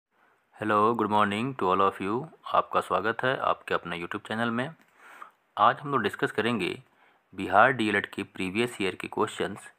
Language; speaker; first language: Hindi; native; Hindi